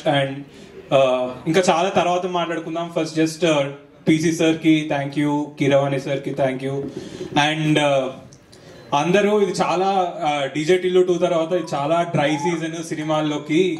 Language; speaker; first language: Telugu; native; Telugu